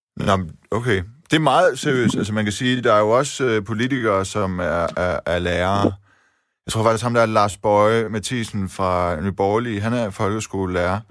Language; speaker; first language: Danish; early bilingual, other home language; Persian